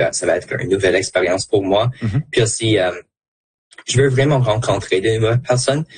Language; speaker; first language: French; non-native, local second language; English